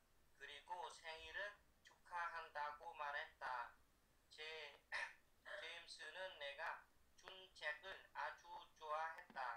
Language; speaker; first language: Korean; non-native, learner; Vietnamese